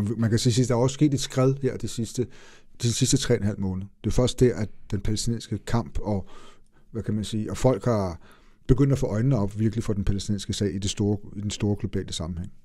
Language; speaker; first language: Danish; early bilingual, other home language; Arabic